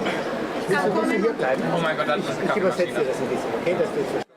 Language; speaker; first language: German; native; German